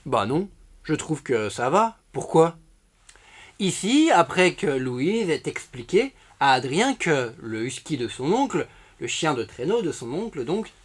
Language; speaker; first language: French; native; French